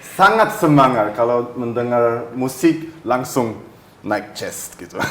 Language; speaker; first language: Indonesian; early bilingual, heritage; German